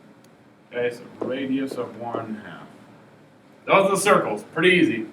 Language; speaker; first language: English; native; English